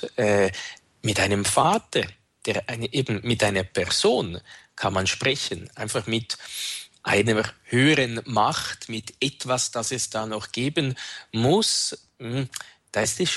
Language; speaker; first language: German; native; German